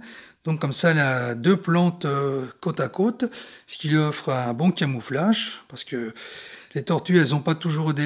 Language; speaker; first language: French; native; French